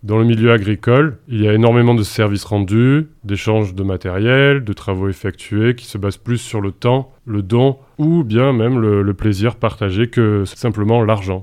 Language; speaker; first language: French; native; French